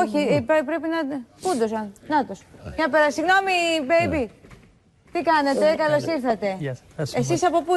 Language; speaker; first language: Greek; native; Greek